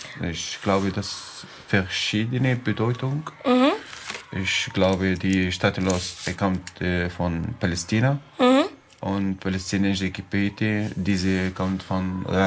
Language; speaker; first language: German; non-native, learner; Arabic